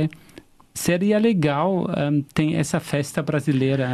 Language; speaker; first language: Portuguese; non-native, fluent; German